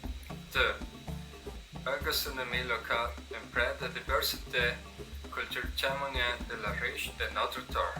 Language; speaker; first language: French; non-native, learner; Spanish